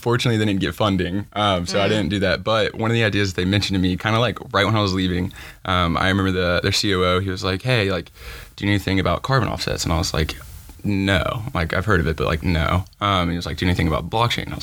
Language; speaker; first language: English; native; English